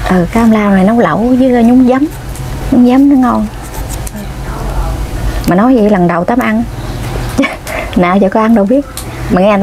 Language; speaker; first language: Vietnamese; native; Vietnamese